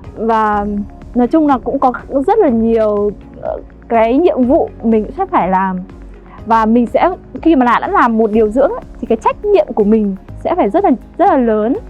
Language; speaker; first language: Vietnamese; native; Vietnamese